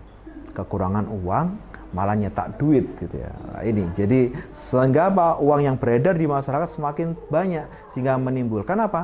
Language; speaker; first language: Indonesian; native; Indonesian